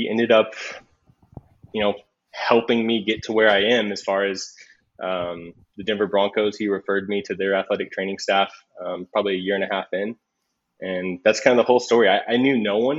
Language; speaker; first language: English; native; English